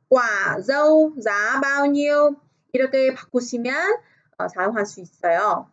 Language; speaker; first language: Korean; non-native, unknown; Vietnamese